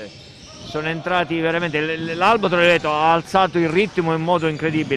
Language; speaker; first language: Italian; native; Italian